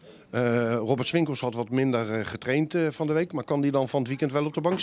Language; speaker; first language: Dutch; native; Dutch